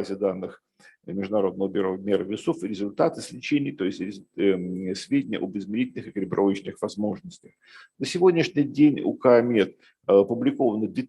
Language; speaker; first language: Russian; native; Russian